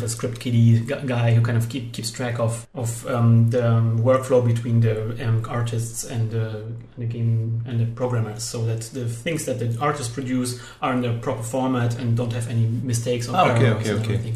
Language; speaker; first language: English; non-native, fluent; Polish